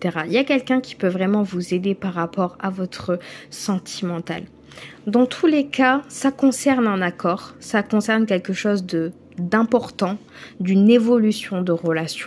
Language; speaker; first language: French; native; French